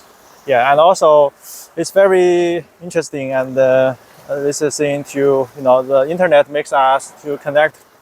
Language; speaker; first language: English; non-native, fluent; Chinese